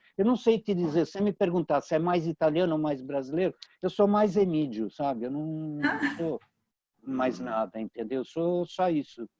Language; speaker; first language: Portuguese; early bilingual, other home language; Italian